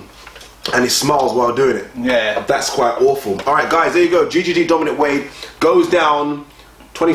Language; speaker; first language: English; native; English